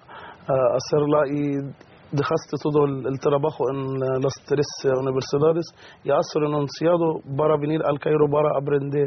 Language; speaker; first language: Spanish; non-native, learner; Arabic